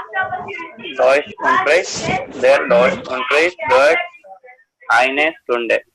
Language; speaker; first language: German; non-native, learner; Kannada